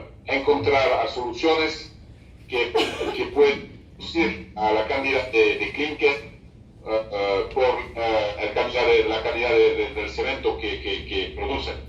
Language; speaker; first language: Spanish; non-native, fluent; French